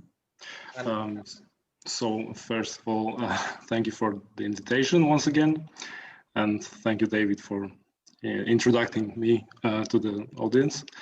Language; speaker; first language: English; non-native, fluent; Polish